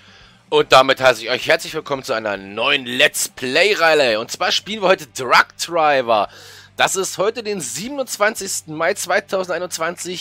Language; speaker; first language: German; native; German